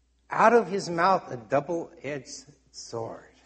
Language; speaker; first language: English; native; English